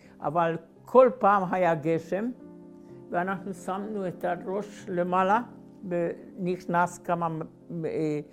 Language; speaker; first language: Hebrew; non-native, fluent; Hungarian